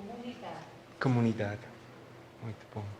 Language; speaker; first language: Portuguese; non-native, learner; Spanish